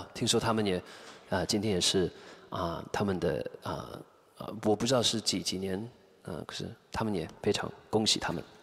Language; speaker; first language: Chinese; non-native, fluent; English